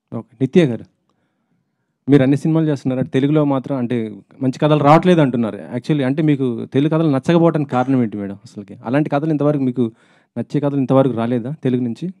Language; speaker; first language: Telugu; native; Telugu